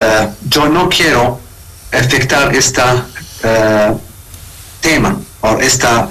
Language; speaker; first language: Spanish; non-native, learner; Arabic